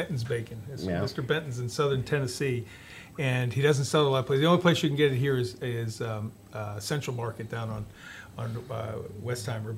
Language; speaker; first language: English; native; English